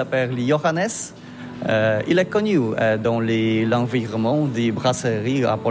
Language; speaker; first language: French; non-native, learner; Polish